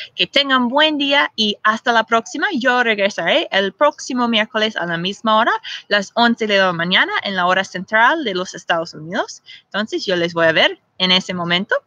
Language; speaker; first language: Spanish; non-native, fluent; English